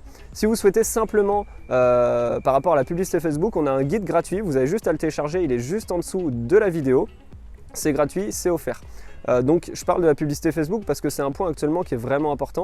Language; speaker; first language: French; native; French